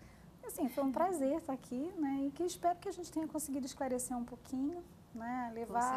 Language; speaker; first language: Portuguese; native; Portuguese